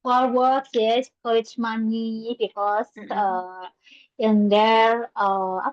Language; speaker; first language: English; non-native, learner; Indonesian